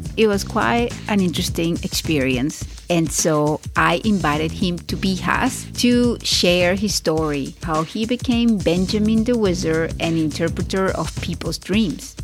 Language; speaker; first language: English; non-native, fluent; Spanish